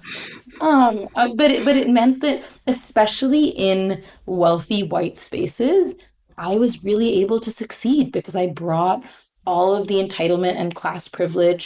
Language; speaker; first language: English; non-native, local second language; Hindi